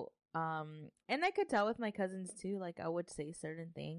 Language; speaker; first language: English; early bilingual, other home language; Spanish